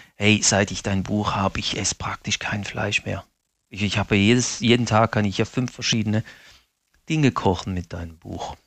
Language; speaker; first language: German; native; German